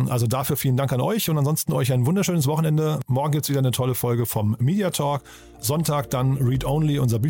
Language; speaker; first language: German; native; German